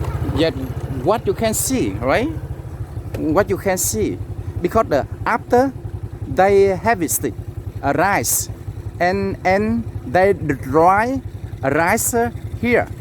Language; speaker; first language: English; non-native, learner; Vietnamese